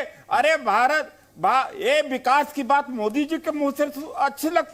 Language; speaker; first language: Hindi; native; Hindi